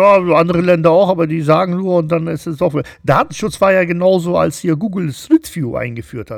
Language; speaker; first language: German; native; German